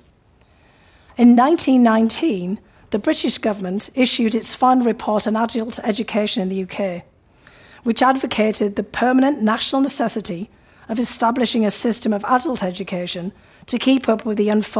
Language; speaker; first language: English; native; English